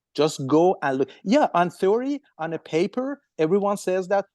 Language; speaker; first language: English; non-native, fluent; Persian